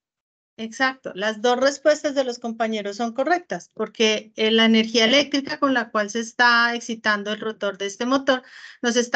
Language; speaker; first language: Spanish; native; Spanish